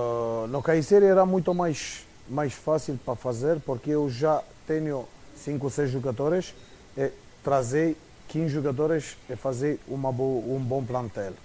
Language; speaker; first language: Portuguese; non-native, fluent; Romanian